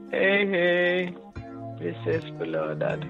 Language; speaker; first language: Swedish; non-native, learner; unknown